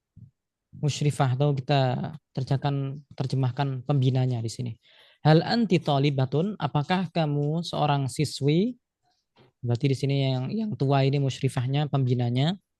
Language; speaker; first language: Indonesian; native; Indonesian